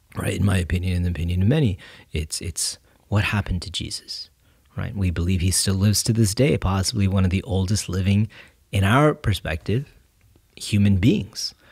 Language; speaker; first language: English; native; English